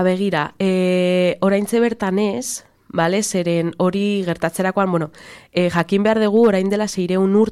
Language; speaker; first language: Basque; non-native, local second language; Spanish